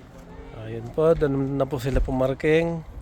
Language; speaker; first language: Filipino; native; Filipino